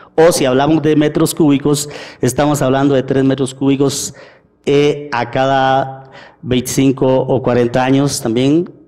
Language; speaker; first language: Spanish; native; Spanish